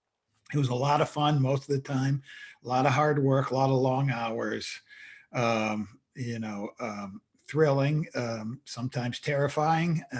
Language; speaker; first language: English; native; English